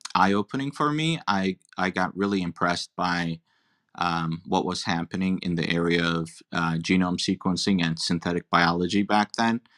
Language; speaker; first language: English; non-native, fluent; Turkish